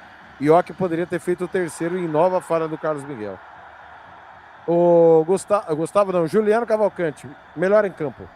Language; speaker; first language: Portuguese; native; Portuguese